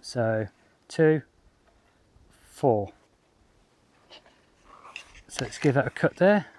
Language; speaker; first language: English; native; English